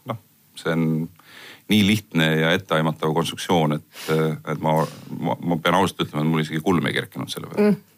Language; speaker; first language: Estonian; native; Estonian